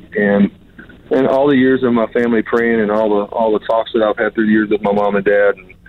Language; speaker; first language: English; native; English